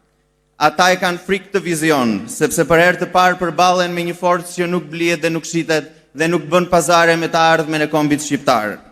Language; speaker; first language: Albanian; native; Albanian